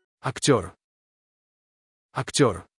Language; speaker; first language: Russian; non-native, learner; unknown